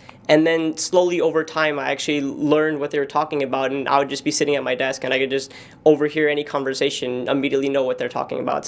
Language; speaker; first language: English; native; English